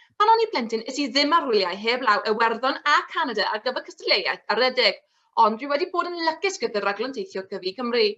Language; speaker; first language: Welsh; non-native, local second language; English